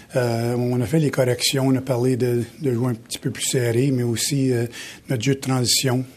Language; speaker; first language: French; native; French